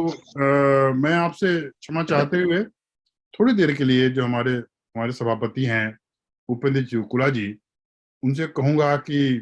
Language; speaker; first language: Hindi; native; Hindi